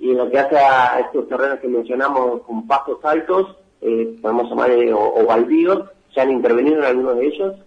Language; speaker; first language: Spanish; native; Spanish